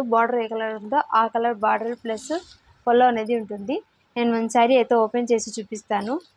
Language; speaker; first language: Telugu; non-native, local second language; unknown